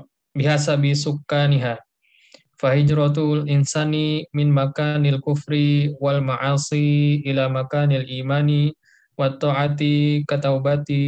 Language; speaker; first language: Arabic; non-native, learner; Indonesian